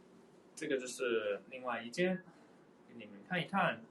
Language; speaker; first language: Chinese; early bilingual, heritage; Chinese